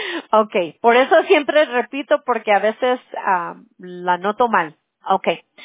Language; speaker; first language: Spanish; early bilingual, heritage; Spanish